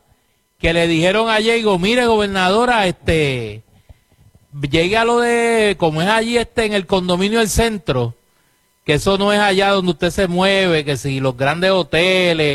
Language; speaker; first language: Spanish; native; Spanish